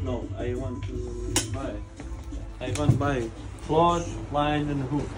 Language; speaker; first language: English; non-native, learner; Lithuanian